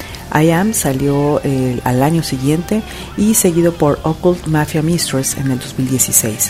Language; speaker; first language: Spanish; native; Spanish